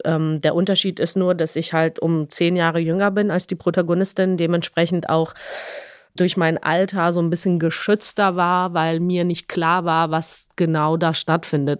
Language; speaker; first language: German; non-native, fluent; Georgian